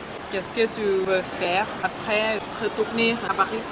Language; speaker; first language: French; non-native, learner; Thai